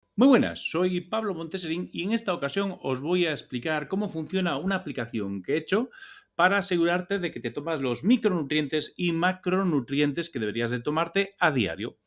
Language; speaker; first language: Spanish; native; Spanish